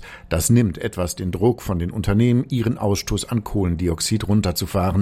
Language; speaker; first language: German; native; German